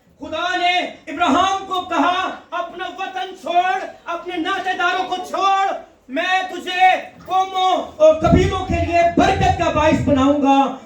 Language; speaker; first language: Urdu; non-native, local second language; Punjabi